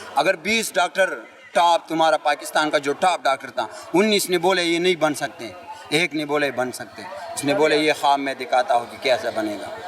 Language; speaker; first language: Urdu; non-native, local second language; Pashto